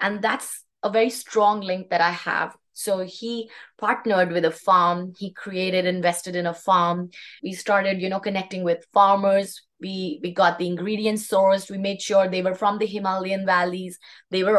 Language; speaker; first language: English; non-native, local second language; Hindi